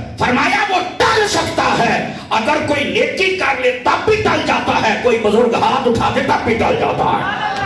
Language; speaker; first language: Urdu; non-native, local second language; Punjabi